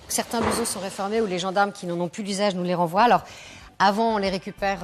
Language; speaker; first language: French; native; French